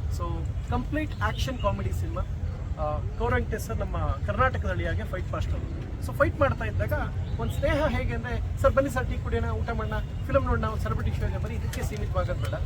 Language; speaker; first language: Kannada; native; Kannada